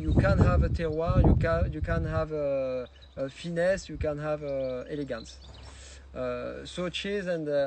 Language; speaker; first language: English; non-native, learner; French